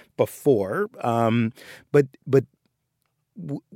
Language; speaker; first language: English; native; English